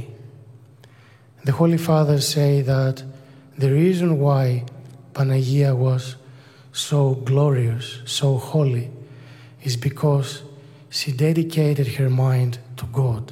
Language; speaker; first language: English; non-native, fluent; Greek